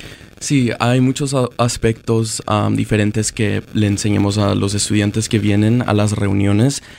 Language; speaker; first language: Spanish; early bilingual, other home language; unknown